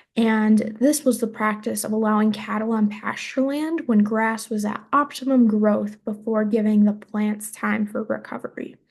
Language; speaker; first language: English; native; English